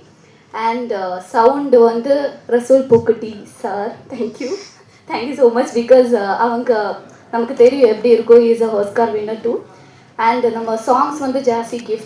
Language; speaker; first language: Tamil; non-native, learner; Malayalam